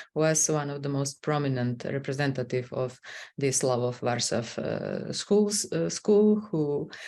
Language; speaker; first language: English; non-native, fluent; Macedonian